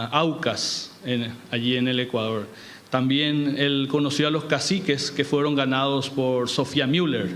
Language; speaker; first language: Spanish; native; Spanish